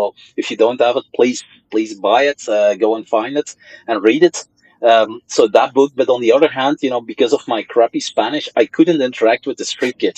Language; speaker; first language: English; non-native, fluent; Dutch